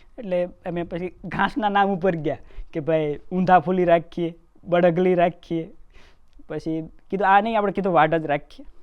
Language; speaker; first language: Gujarati; native; Gujarati